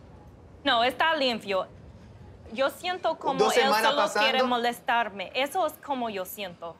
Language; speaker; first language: Spanish; non-native, learner; English